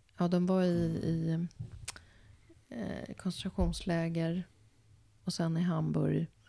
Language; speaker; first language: Swedish; early bilingual, other home language; Polish